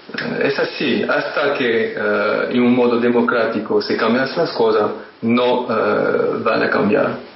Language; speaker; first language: Spanish; non-native, fluent; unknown